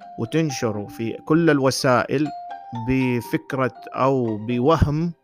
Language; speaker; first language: Arabic; native; Arabic